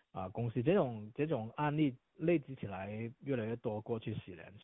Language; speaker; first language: Chinese; non-native, local second language; Cantonese